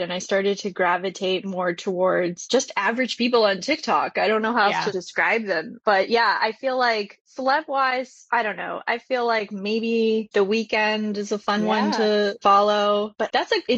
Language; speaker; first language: English; native; English